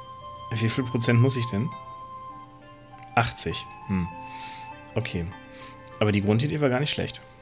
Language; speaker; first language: German; native; German